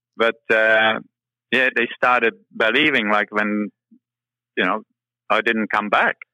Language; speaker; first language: English; non-native, fluent; Czech